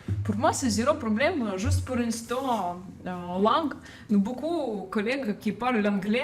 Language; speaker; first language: French; non-native, learner; Ukrainian